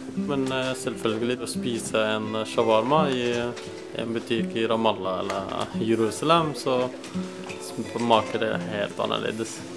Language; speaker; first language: Norwegian; non-native, fluent; Arabic